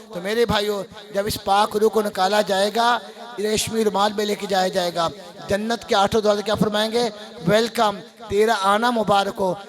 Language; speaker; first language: Urdu; non-native, local second language; Punjabi